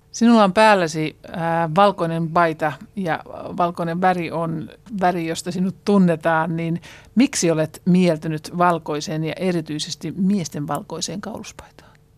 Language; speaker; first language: Finnish; native; Finnish